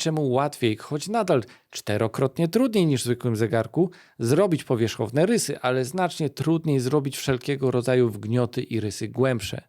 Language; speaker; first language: Polish; native; Polish